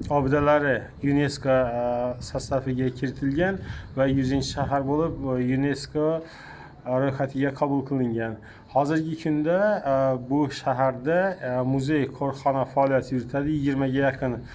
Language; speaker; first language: Uzbek; native; Uzbek